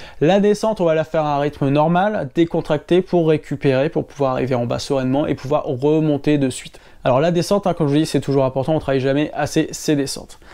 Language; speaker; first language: French; native; French